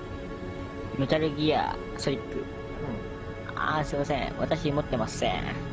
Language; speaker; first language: Japanese; native; Japanese